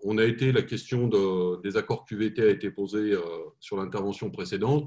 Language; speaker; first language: French; native; French